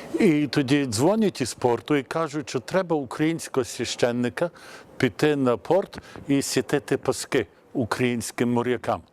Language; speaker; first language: Ukrainian; early bilingual, heritage; Ukrainian